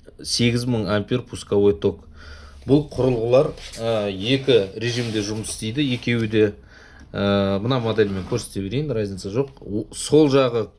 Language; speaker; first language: Kazakh; non-native, local second language; Russian